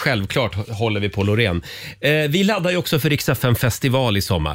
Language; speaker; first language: Swedish; native; Swedish